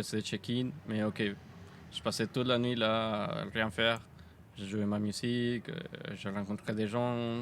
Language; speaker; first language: French; non-native, fluent; Spanish